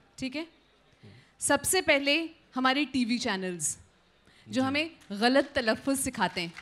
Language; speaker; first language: Hindi; native; Hindi